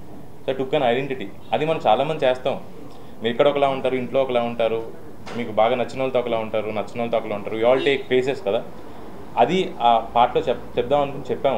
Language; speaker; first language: Telugu; native; Telugu